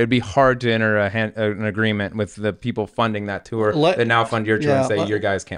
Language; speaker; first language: English; native; English